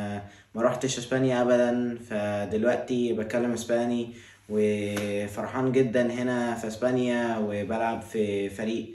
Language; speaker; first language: Arabic; early bilingual, heritage; Arabic